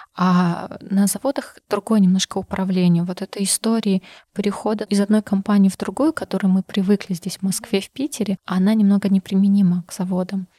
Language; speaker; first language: Russian; non-native, local second language; Karachay-Balkar